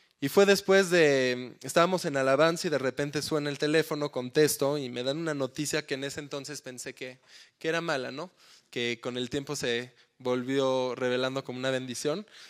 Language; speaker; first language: Spanish; early bilingual, heritage; Spanish